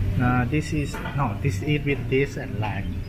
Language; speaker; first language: English; non-native, learner; Thai